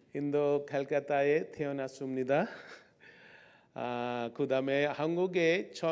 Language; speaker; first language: Korean; non-native, learner; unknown